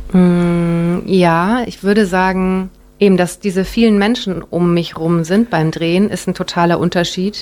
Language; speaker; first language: German; early bilingual, other home language; Japanese